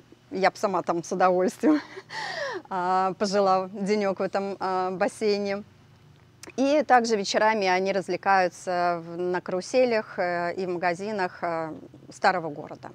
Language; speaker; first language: Russian; native; Russian